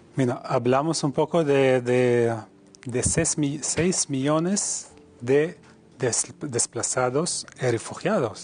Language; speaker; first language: Spanish; non-native, fluent; Arabic